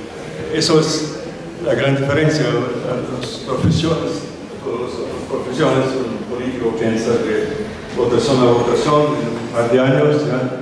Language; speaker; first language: Spanish; non-native, fluent; German